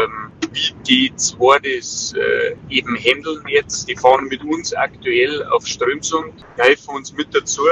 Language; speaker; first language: German; native; German